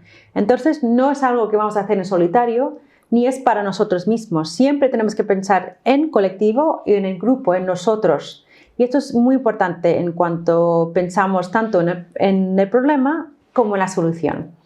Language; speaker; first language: Spanish; non-native, fluent; English